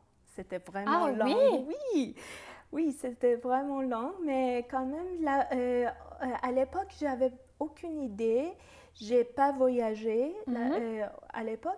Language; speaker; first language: French; non-native, fluent; Persian